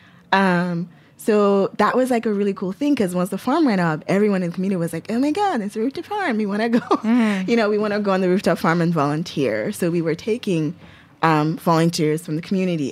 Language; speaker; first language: English; non-native, local second language; Yoruba